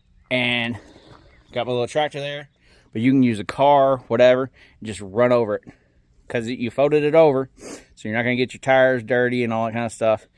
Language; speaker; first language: English; native; English